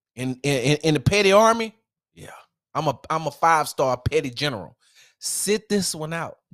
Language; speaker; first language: English; native; English